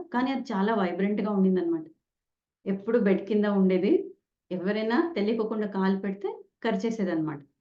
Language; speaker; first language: Telugu; non-native, local second language; Kannada